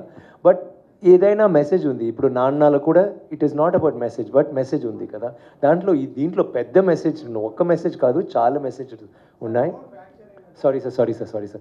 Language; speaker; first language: Telugu; non-native, learner; Tamil